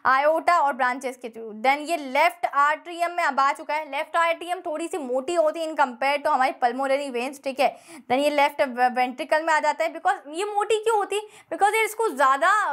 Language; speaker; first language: Hindi; native; Hindi